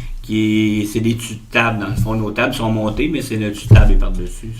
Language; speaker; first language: French; native; French